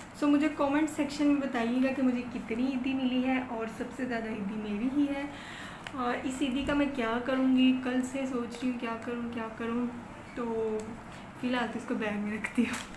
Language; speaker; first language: Urdu; non-native, local second language; Punjabi